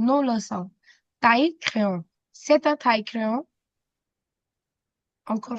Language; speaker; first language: French; non-native, fluent; Hindi